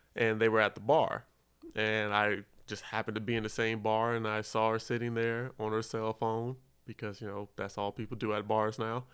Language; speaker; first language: English; native; English